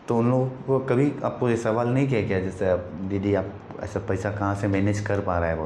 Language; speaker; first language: Hindi; non-native, local second language; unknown